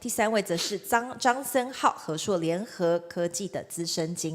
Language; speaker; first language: Chinese; native; Chinese